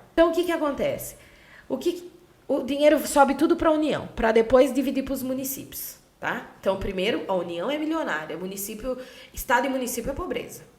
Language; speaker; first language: Portuguese; native; Portuguese